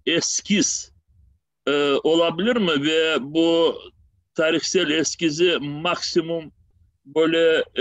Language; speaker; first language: Turkish; non-native, fluent; Crimean Tatar